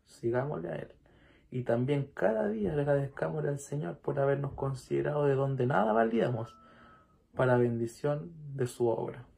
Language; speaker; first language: Spanish; native; Spanish